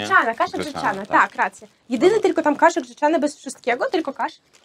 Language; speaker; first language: Polish; non-native, fluent; Russian